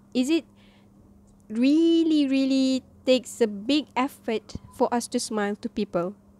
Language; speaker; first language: English; non-native, local second language; Malay